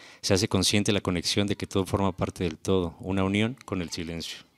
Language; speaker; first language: Spanish; native; Spanish